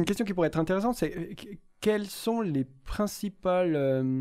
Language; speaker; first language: French; native; French